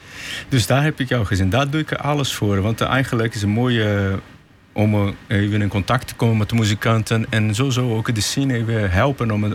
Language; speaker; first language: Dutch; non-native, fluent; Portuguese